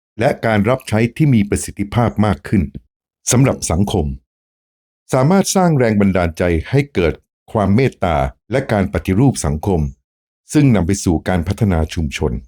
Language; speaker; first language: Thai; native; Thai